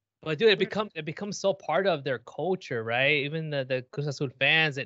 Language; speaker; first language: English; early bilingual, other home language; Spanish